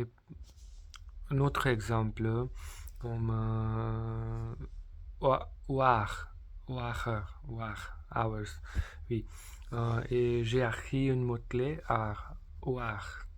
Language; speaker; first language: French; non-native, learner; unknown